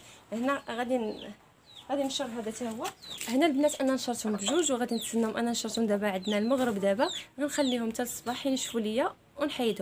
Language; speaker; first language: Arabic; native; Arabic